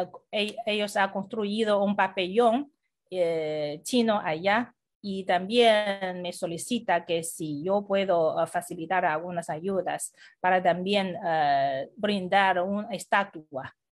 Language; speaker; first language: Spanish; non-native, fluent; Chinese